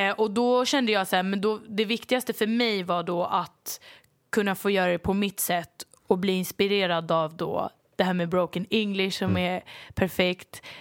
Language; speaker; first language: Swedish; early bilingual, other home language; Lingala